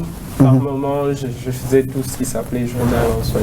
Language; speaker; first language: French; non-native, local second language; Swahili